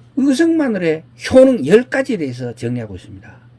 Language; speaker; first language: Korean; native; Korean